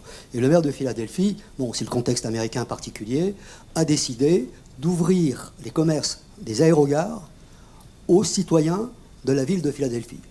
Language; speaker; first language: French; native; French